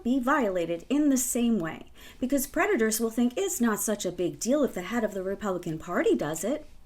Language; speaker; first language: English; native; English